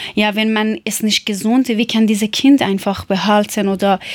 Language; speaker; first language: German; non-native, learner; Persian